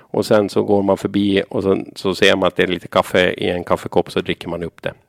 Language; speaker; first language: Swedish; native; Swedish